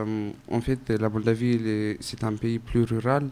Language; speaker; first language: French; non-native, fluent; Romanian